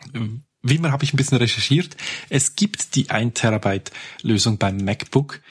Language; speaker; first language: German; native; German